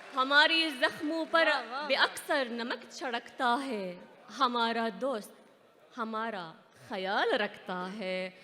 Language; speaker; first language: Urdu; non-native, fluent; Arabic